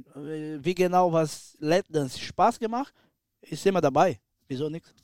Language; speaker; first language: German; non-native, learner; Portuguese